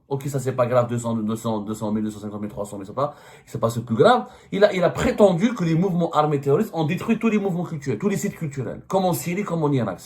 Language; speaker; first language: French; non-native, local second language; Arabic